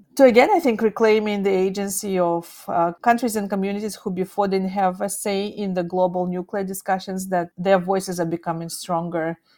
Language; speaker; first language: English; non-native, fluent; Russian